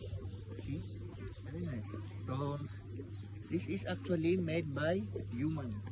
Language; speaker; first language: English; non-native, local second language; Filipino